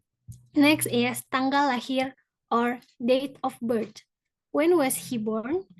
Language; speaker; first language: English; non-native, fluent; Indonesian